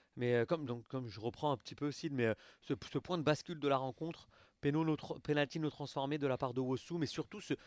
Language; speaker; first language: French; native; French